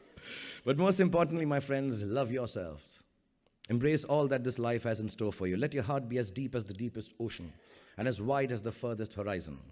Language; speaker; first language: English; non-native, local second language; Hindi